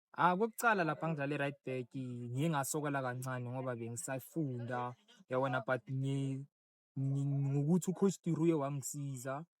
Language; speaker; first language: Zulu; non-native, local second language; Northern Sotho